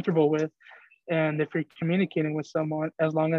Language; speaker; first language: English; native; English